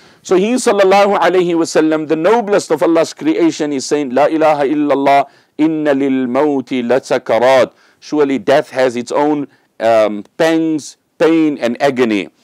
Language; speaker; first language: English; native; English